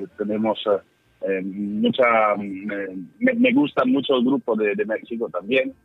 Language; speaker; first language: Spanish; non-native, learner; Italian